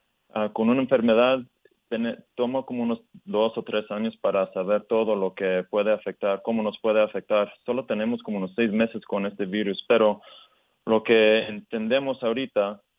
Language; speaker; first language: Spanish; early bilingual, heritage; Spanish